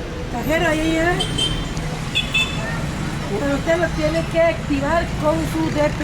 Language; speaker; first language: Spanish; native; Spanish